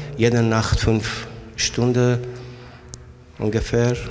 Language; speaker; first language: German; non-native, learner; Persian